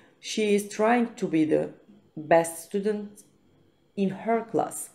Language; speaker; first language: English; non-native, fluent; Turkish